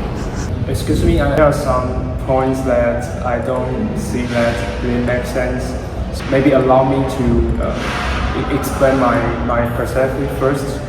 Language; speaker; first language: English; non-native, fluent; Chinese